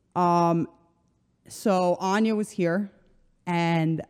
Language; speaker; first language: English; early bilingual, other home language; Slovenian